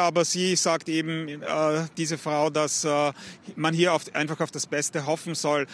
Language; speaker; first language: German; native; German